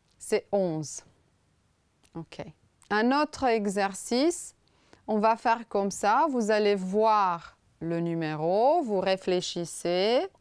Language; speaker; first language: French; non-native, fluent; Romanian